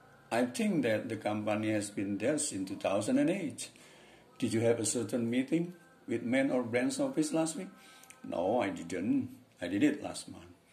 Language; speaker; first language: English; non-native, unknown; Indonesian